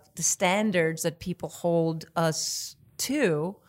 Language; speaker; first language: English; non-native, fluent; Swedish